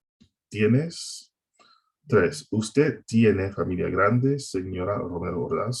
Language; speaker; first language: Spanish; non-native, fluent; English